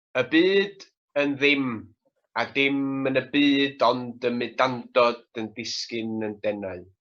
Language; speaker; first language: Welsh; native; Welsh